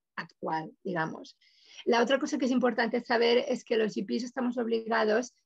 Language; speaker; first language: Spanish; native; Spanish